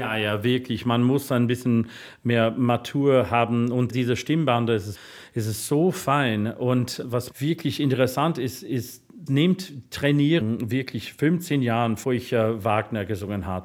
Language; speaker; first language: German; non-native, fluent; English